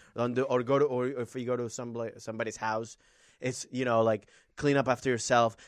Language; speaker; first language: English; non-native, fluent; Spanish